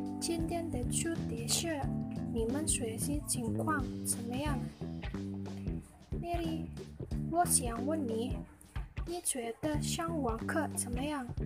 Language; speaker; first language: Chinese; non-native, learner; Indonesian